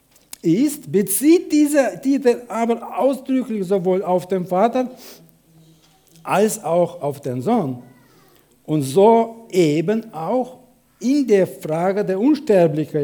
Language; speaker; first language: German; non-native, fluent; Russian